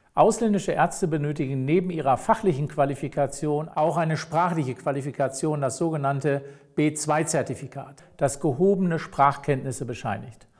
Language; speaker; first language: German; native; German